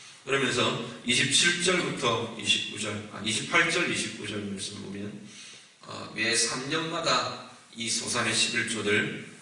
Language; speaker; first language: Korean; native; Korean